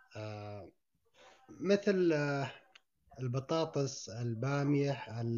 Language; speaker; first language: Arabic; native; Arabic